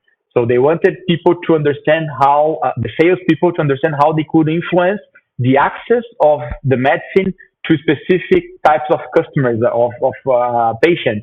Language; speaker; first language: English; non-native, fluent; Portuguese